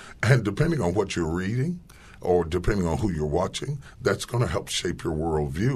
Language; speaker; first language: English; native; English